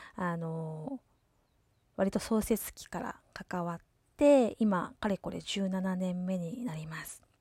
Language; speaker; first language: Japanese; native; Japanese